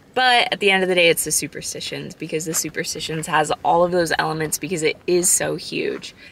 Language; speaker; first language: English; native; English